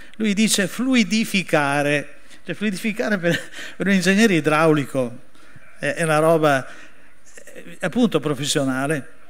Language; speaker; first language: Italian; native; Italian